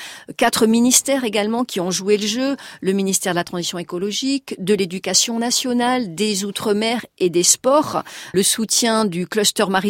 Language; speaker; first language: French; native; French